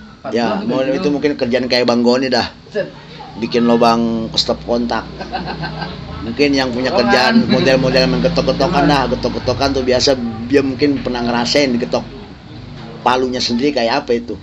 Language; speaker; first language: Indonesian; native; Indonesian